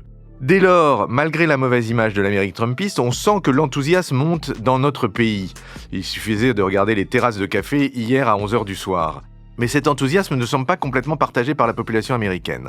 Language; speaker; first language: French; native; French